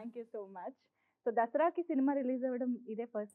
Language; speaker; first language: Telugu; native; Telugu